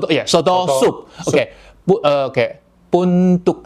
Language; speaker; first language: Indonesian; non-native, learner; Chinese